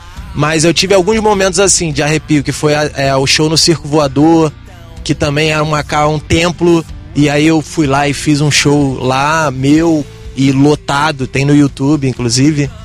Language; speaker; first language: Portuguese; native; Portuguese